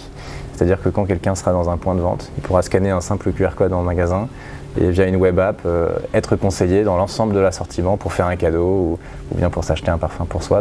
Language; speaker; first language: French; native; French